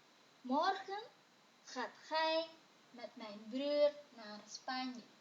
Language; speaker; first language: Dutch; non-native, fluent; Indonesian